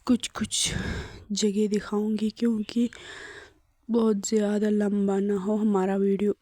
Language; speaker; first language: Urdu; non-native, local second language; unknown